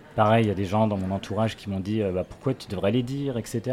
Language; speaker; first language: French; native; French